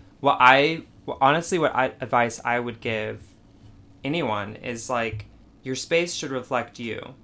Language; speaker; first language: English; native; English